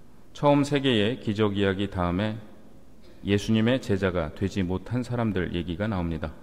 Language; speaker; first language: Korean; native; Korean